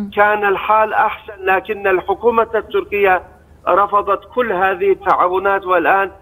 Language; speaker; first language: Arabic; non-native, fluent; Turkish